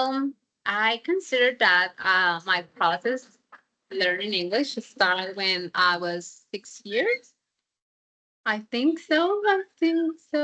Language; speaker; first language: English; non-native, fluent; Spanish